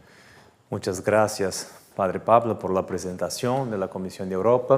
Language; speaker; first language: Spanish; non-native, fluent; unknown